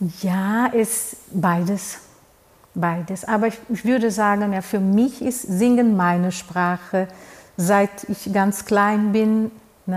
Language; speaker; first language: German; non-native, fluent; Portuguese